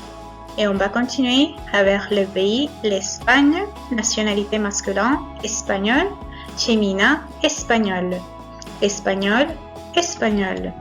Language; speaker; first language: French; non-native, fluent; Spanish